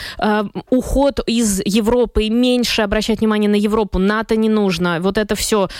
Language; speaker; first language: Russian; native; Russian